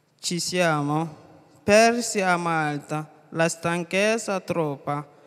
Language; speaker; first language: Italian; non-native, learner; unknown